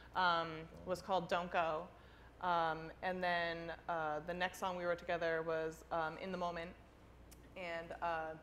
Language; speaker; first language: English; native; English